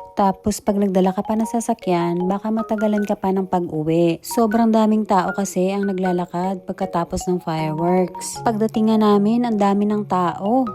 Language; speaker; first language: Filipino; native; Filipino